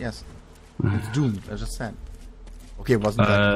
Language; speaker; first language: English; non-native, fluent; German